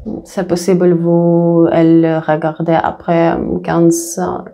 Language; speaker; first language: French; non-native, learner; Russian